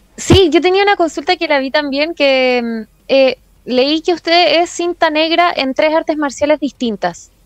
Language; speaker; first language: Spanish; native; Spanish